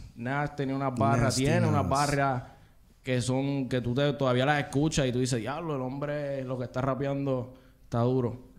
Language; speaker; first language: Spanish; native; Spanish